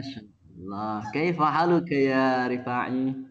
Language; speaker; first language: Arabic; non-native, fluent; Indonesian